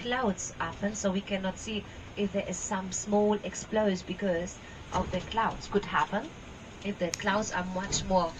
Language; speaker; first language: English; non-native, fluent; Italian